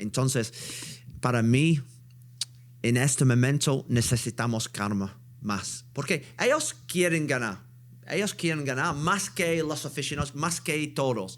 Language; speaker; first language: Spanish; non-native, learner; English